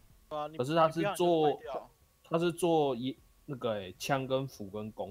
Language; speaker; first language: Chinese; native; Chinese